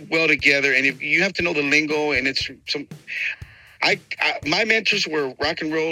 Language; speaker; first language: English; early bilingual, other home language; Spanish